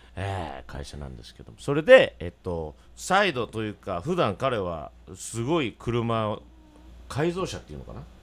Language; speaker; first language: Japanese; native; Japanese